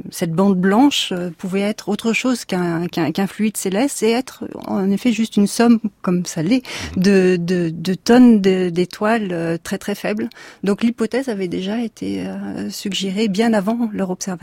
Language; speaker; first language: French; native; French